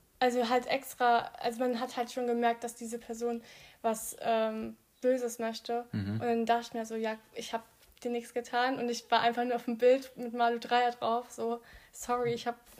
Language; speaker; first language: German; early bilingual, other home language; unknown